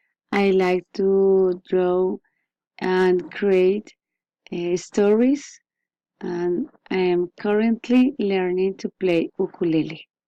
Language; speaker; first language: English; non-native, learner; Spanish